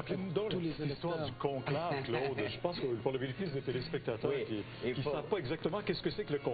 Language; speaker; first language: French; native; French